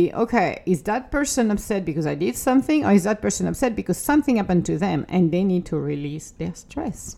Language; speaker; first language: English; non-native, fluent; French